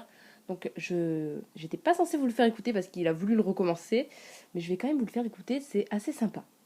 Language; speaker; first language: French; native; French